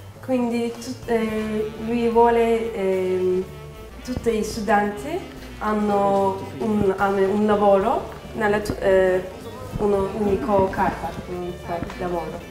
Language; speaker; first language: Italian; non-native, learner; Turkish